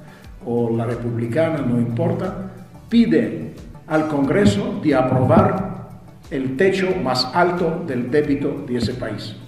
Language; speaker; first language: Spanish; non-native, fluent; Russian